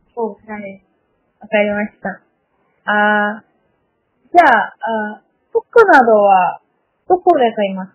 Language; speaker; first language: Japanese; non-native, learner; Malayalam